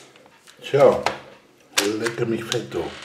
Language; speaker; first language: German; native; German